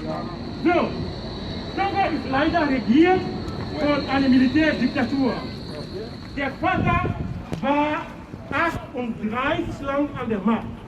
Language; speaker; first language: German; non-native, fluent; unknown